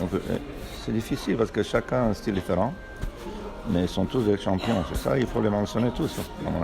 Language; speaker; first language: French; non-native, fluent; Romanian